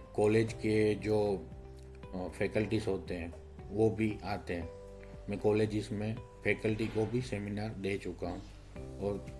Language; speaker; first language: Hindi; non-native, local second language; Gujarati